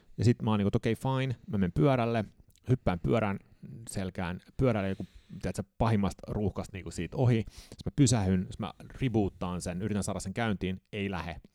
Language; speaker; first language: Finnish; early bilingual, heritage; Finnish